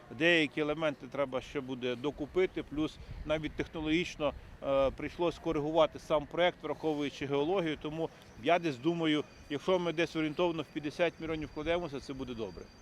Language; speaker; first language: Ukrainian; native; Ukrainian